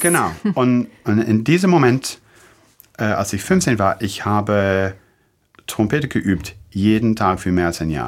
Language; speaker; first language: German; non-native, fluent; English